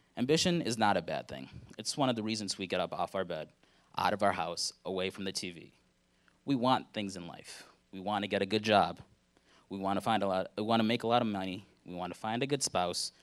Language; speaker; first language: English; early bilingual, other home language; Hindi